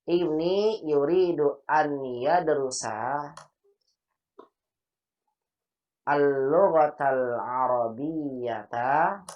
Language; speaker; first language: Arabic; non-native, fluent; Indonesian